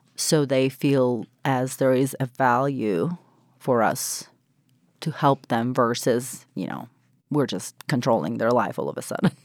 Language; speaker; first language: English; non-native, fluent; Ukrainian